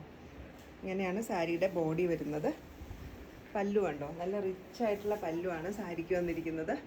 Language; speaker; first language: Malayalam; native; Malayalam